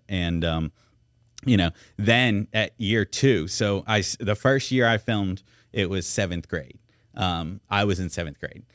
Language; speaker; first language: English; native; English